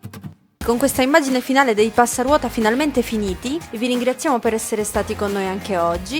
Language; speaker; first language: Italian; native; Italian